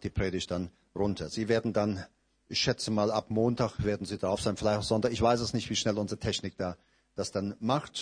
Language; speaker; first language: German; native; German